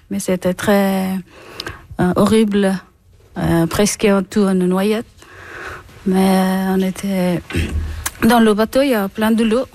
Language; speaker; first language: French; non-native, learner; Persian